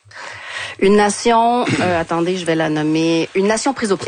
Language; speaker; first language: French; native; French